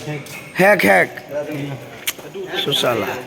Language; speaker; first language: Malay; non-native, learner; Bangla